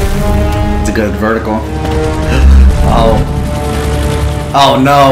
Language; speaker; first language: English; native; English